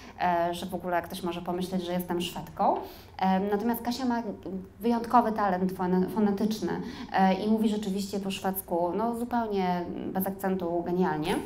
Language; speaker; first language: Polish; native; Polish